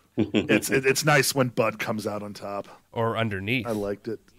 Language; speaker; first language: English; native; English